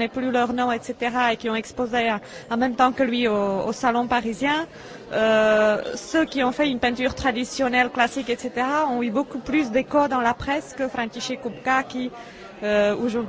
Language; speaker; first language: French; non-native, fluent; Czech